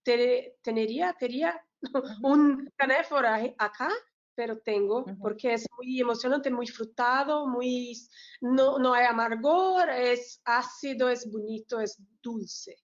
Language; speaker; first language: Spanish; non-native, learner; Portuguese